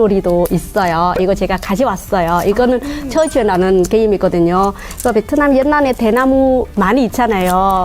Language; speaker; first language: Korean; non-native, fluent; Vietnamese